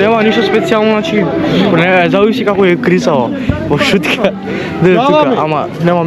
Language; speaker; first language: Macedonian; non-native, local second language; Romany